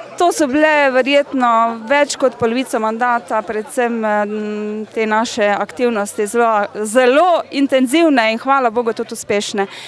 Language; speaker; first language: Slovenian; native; Slovenian